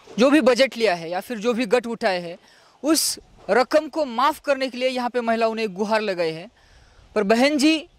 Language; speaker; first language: Hindi; non-native, local second language; Marathi